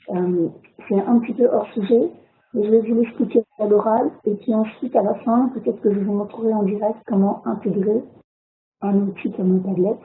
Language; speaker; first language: French; native; French